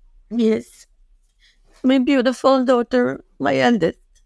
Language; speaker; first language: English; non-native, fluent; Hebrew